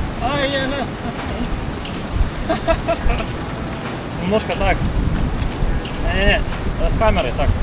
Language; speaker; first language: Russian; non-native, learner; Lithuanian